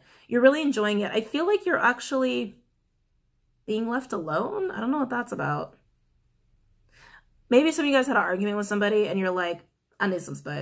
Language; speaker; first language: English; native; English